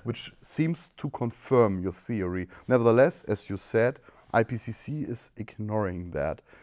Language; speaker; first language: English; non-native, fluent; German